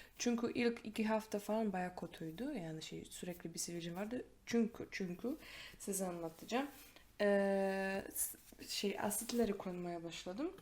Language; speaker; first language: Turkish; non-native, fluent; Polish